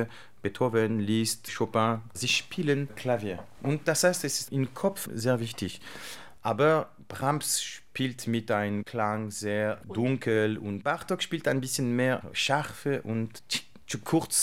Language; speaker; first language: German; non-native, learner; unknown